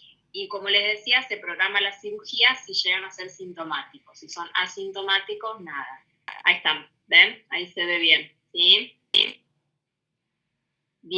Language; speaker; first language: Spanish; native; Spanish